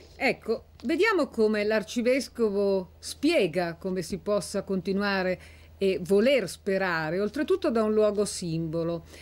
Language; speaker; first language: Italian; native; Italian